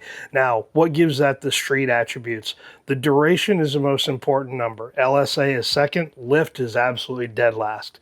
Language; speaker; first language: English; native; English